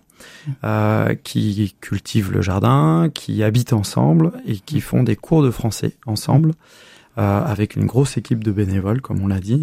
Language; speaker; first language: French; native; French